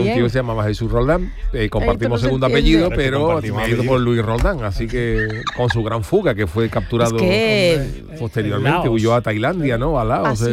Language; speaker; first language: Spanish; native; Spanish